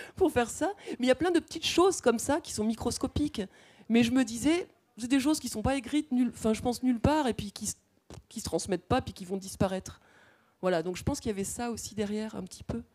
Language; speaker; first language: French; native; French